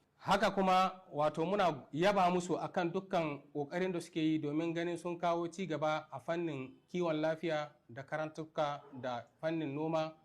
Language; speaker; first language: Hausa; non-native, local second language; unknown